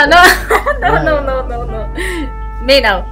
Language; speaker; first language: English; non-native, learner; Spanish